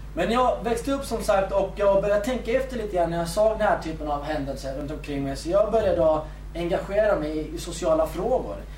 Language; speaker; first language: Swedish; early bilingual, other home language; Kurdish